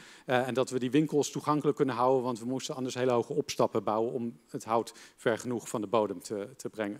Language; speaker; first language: Dutch; native; Dutch